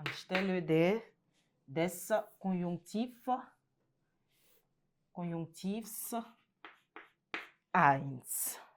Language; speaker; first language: German; non-native, fluent; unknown